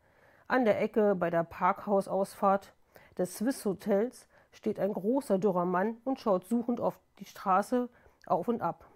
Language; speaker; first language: German; native; German